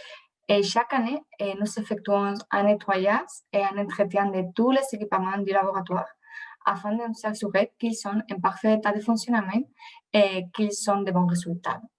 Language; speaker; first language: French; non-native, fluent; Spanish